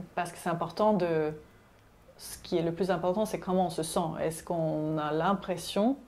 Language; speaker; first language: French; non-native, fluent; Swedish